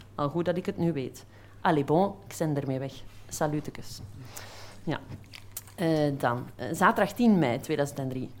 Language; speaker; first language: Dutch; native; Dutch